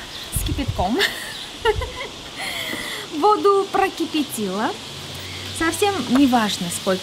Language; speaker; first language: Russian; non-native, local second language; Armenian